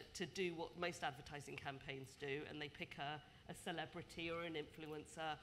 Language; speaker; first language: English; native; English